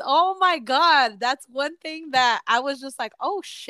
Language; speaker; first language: English; early bilingual, other home language; Spanish